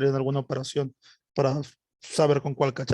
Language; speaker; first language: Spanish; native; Spanish